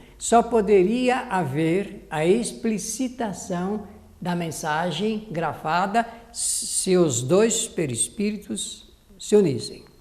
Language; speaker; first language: Portuguese; native; Portuguese